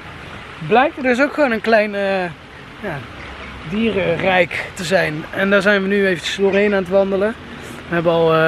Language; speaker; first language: Dutch; native; Dutch